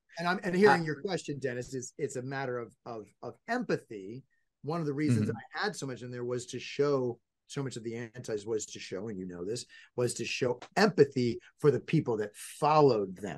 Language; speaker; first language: English; native; English